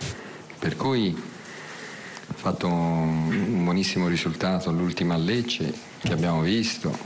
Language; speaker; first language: Italian; native; Italian